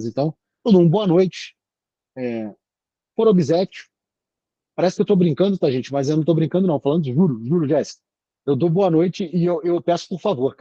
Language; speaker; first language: Portuguese; native; Portuguese